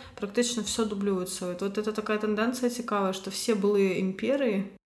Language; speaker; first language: Belarusian; non-native, local second language; Russian